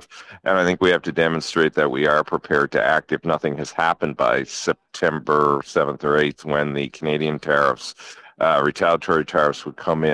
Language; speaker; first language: English; native; English